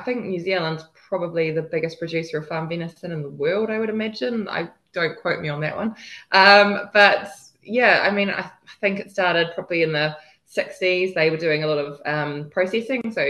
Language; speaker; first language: English; native; English